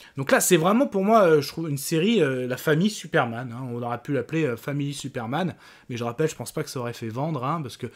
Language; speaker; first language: French; native; French